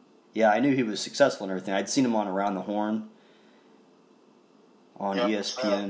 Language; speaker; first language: English; native; English